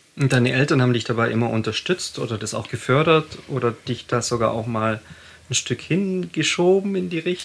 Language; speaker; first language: German; native; German